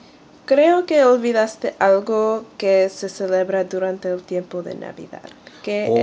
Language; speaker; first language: Spanish; non-native, learner; English